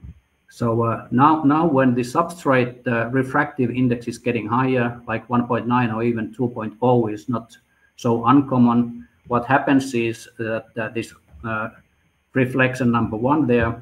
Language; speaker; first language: English; non-native, fluent; Finnish